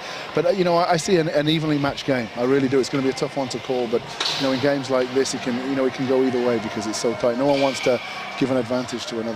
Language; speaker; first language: English; native; English